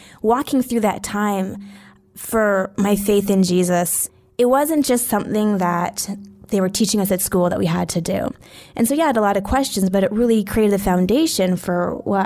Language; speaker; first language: English; native; English